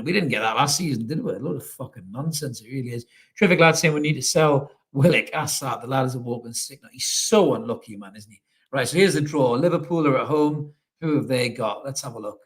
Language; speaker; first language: English; native; English